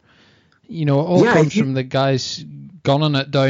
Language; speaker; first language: English; native; English